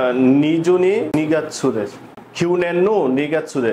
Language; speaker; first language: Japanese; non-native, learner; Bangla